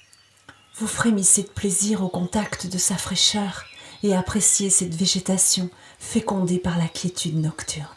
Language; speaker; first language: French; native; French